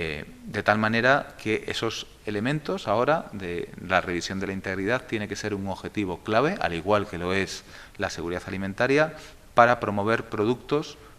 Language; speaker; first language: Spanish; native; Spanish